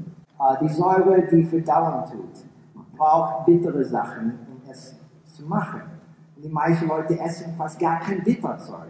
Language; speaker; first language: German; early bilingual, heritage; English